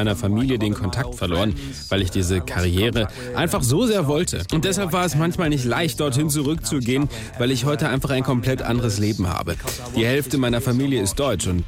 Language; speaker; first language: German; non-native, fluent; English